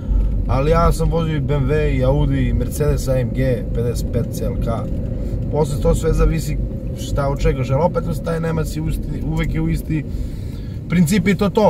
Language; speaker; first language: Serbian; native; Serbian